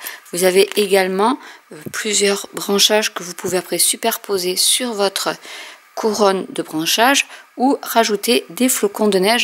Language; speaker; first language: French; native; French